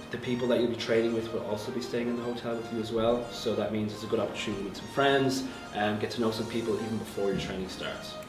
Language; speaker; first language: English; native; English